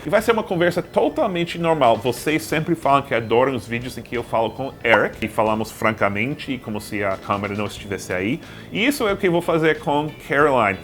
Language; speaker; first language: Portuguese; non-native, fluent; English